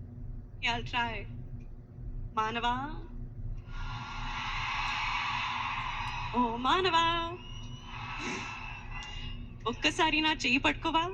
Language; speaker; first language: Telugu; non-native, local second language; Hindi